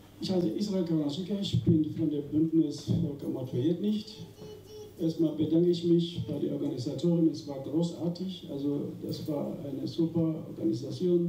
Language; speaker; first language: German; non-native, fluent; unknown